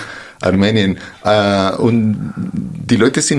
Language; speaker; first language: German; non-native, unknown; Spanish